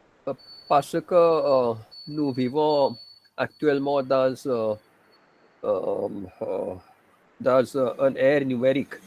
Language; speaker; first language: French; non-native, fluent; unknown